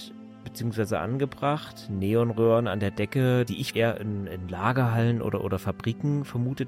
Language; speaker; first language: German; native; German